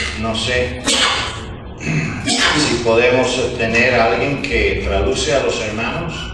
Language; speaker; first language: Spanish; non-native, fluent; Bulgarian